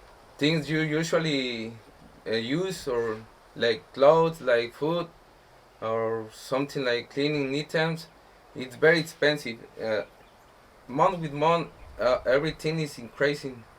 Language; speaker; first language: English; non-native, learner; Spanish